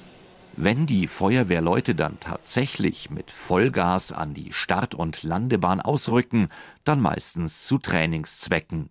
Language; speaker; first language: German; native; German